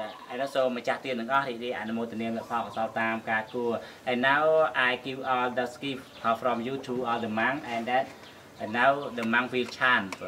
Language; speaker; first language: English; non-native, learner; Khmer